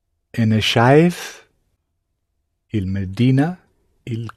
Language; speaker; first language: Arabic; non-native, learner; English